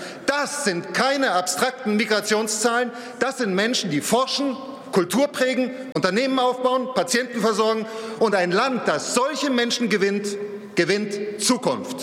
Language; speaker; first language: German; native; German